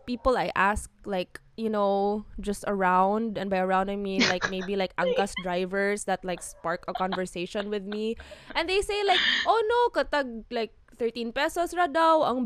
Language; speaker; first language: English; non-native, local second language; Cebuano